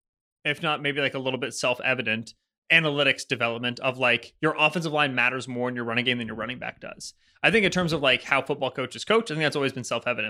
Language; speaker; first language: English; native; English